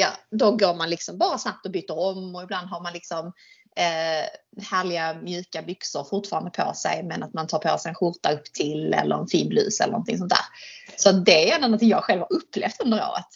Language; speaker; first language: Swedish; native; Swedish